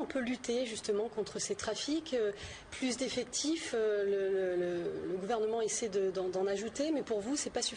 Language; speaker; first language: French; native; French